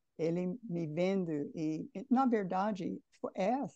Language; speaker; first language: Portuguese; non-native, fluent; English